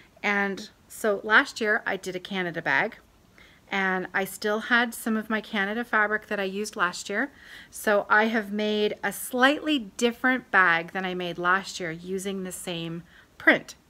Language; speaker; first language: English; native; English